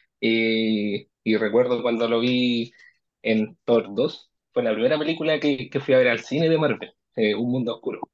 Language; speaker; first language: Spanish; native; Spanish